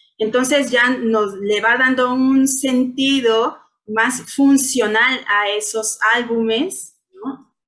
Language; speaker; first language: Spanish; native; Spanish